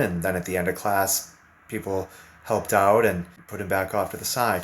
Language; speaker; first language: English; native; English